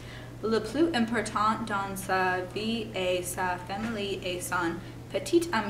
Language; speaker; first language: French; non-native, learner; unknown